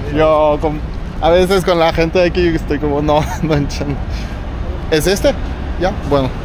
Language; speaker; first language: Spanish; non-native, fluent; French